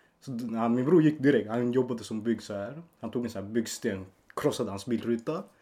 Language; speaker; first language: Swedish; early bilingual, other home language; Spanish